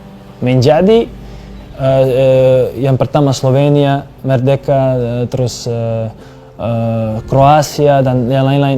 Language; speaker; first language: Indonesian; non-native, fluent; Serbian